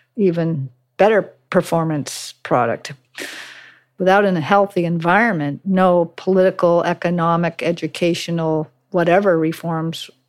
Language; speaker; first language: English; native; English